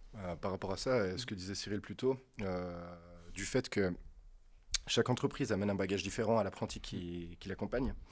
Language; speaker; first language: French; native; French